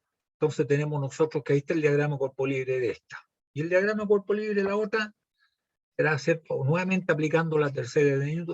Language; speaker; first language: Spanish; native; Spanish